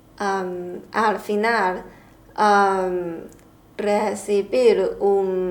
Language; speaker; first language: Spanish; non-native, learner; Chinese